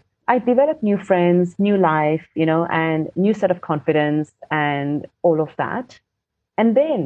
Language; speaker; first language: English; non-native, local second language; Gujarati